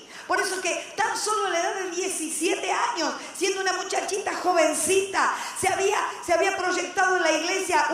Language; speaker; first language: Spanish; native; Spanish